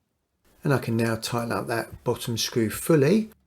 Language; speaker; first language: English; native; English